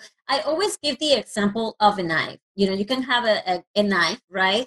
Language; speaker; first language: English; non-native, fluent; Spanish